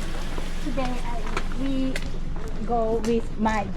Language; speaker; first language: English; non-native, learner; Japanese